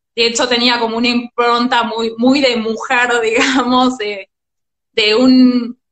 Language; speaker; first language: Spanish; native; Spanish